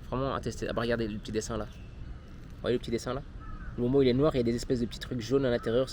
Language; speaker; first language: French; native; French